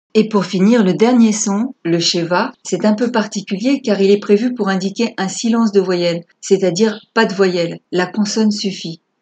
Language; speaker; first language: French; native; French